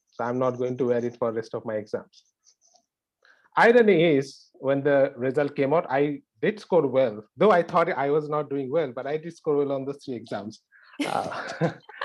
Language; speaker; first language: English; non-native, local second language; Bangla